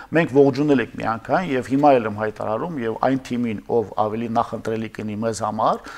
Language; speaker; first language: Armenian; native; Armenian